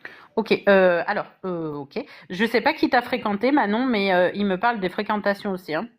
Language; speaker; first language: French; native; French